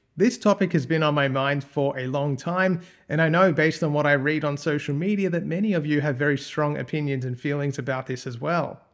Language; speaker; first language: English; native; English